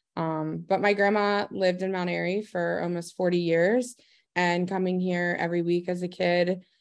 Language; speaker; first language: English; native; English